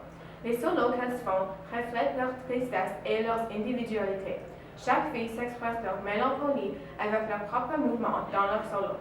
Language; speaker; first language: French; non-native, learner; English